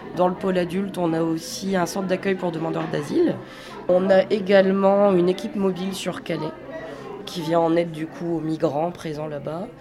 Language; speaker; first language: French; native; French